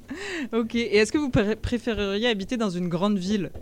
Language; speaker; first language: French; native; French